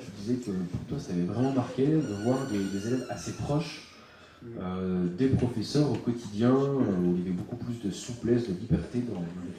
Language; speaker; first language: French; native; French